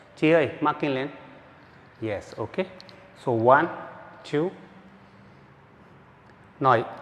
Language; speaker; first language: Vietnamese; non-native, learner; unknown